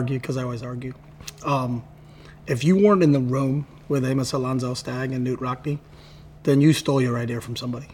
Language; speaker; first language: English; native; English